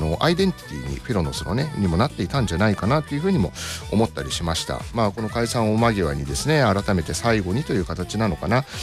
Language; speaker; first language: Japanese; native; Japanese